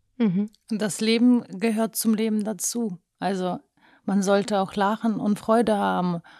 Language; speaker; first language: German; non-native, fluent; Ukrainian